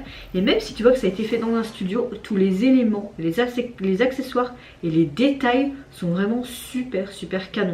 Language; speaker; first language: French; native; French